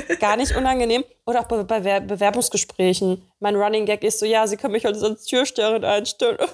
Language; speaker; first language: German; early bilingual, other home language; Russian